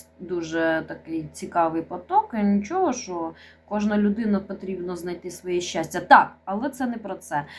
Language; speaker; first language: Ukrainian; non-native, local second language; Russian